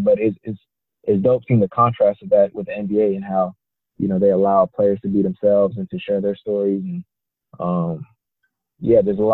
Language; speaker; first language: English; native; English